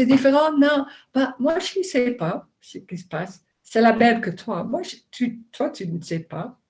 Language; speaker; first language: French; non-native, learner; Dutch